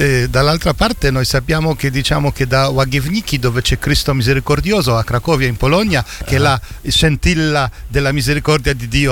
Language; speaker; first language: Italian; non-native, fluent; Polish